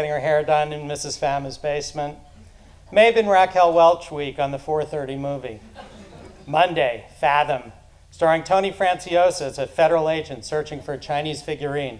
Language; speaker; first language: English; native; English